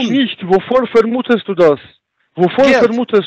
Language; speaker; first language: German; non-native, learner; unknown